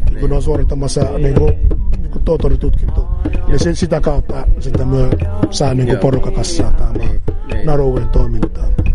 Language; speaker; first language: Finnish; non-native, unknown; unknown